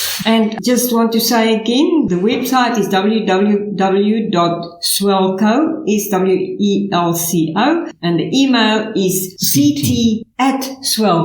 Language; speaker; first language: English; non-native, local second language; Afrikaans